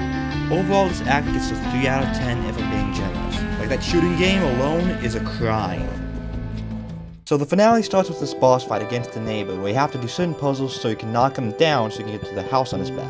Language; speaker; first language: English; native; English